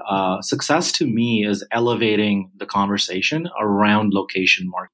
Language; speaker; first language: English; non-native, local second language; Punjabi